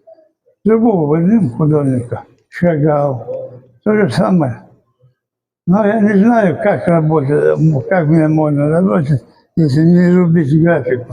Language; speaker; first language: Russian; non-native, local second language; Chechen